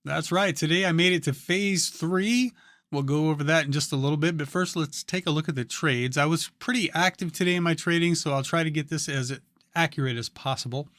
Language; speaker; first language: English; native; English